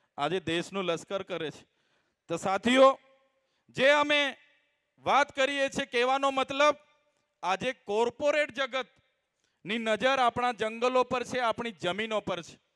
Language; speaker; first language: Gujarati; non-native, local second language; Vasavi